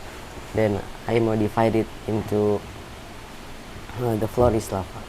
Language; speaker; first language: English; non-native, learner; Indonesian